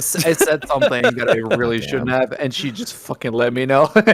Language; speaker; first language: English; native; English